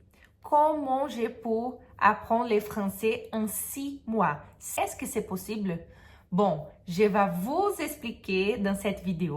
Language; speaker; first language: French; non-native, fluent; Portuguese